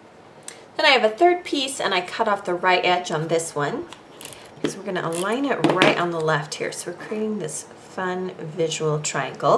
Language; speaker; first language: English; native; English